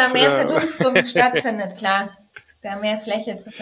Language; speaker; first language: German; native; German